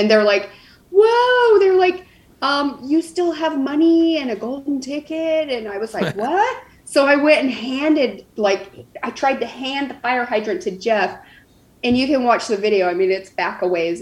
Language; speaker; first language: English; native; English